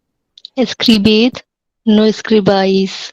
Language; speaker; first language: Spanish; non-native, learner; Hindi